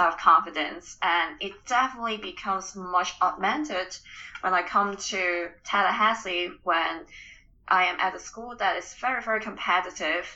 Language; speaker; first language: English; non-native, local second language; Cantonese